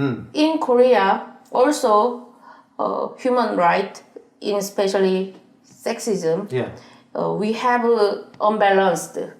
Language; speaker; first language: English; non-native, learner; Korean